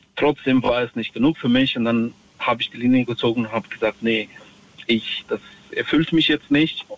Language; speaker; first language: German; non-native, fluent; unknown